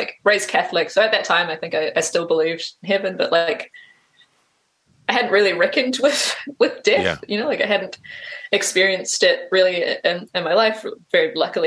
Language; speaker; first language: English; native; English